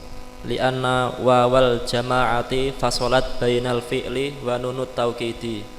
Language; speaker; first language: Arabic; non-native, learner; Indonesian